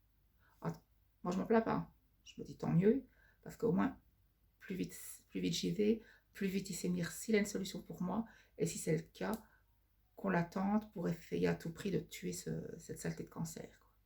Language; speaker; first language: French; native; French